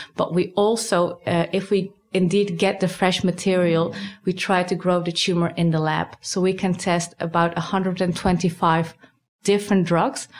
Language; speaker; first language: English; non-native, fluent; Dutch